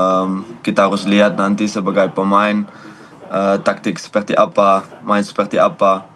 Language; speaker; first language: Indonesian; non-native, fluent; Dutch